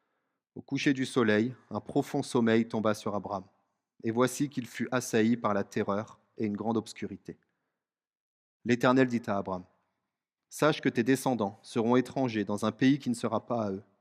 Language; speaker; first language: French; native; French